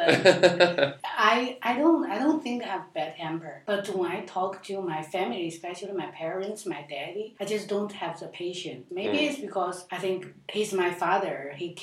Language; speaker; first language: English; non-native, learner; Chinese